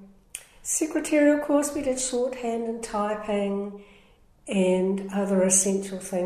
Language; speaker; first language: English; native; English